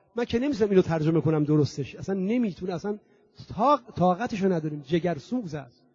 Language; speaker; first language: Persian; native; Persian